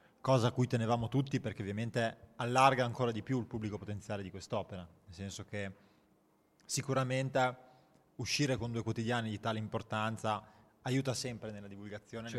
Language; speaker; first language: Italian; native; Italian